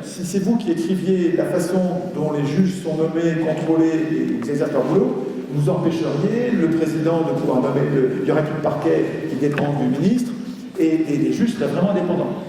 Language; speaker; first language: French; native; French